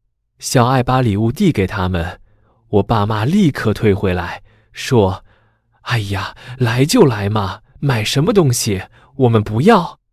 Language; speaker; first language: Chinese; native; Chinese